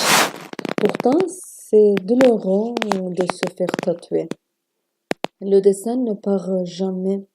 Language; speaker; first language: French; non-native, learner; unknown